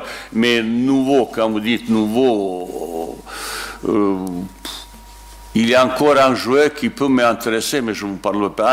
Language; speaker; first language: French; non-native, learner; Bosnian